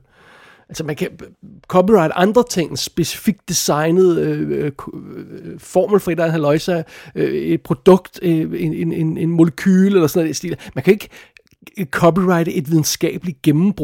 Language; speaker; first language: Danish; native; Danish